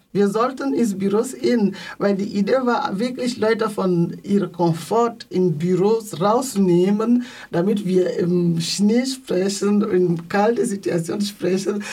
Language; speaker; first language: German; non-native, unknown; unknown